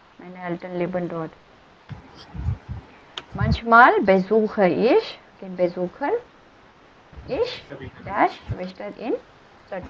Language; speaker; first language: German; non-native, learner; Hindi